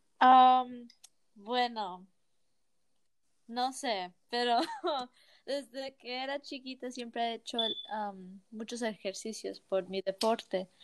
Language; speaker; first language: Spanish; early bilingual, heritage; Spanish